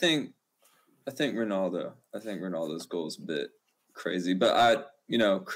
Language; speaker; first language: English; native; English